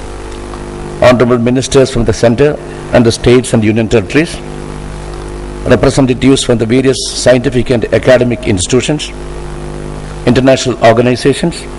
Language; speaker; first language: English; non-native, local second language; Malayalam